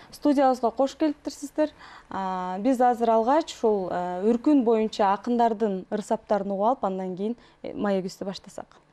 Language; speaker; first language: Kyrgyz; native; Kyrgyz